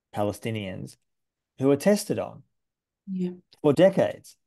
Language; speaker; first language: English; native; English